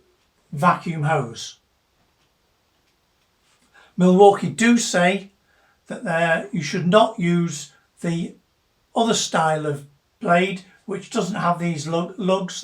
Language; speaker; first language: English; native; English